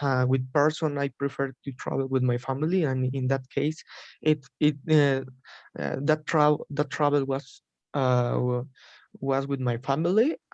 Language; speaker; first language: English; non-native, learner; Spanish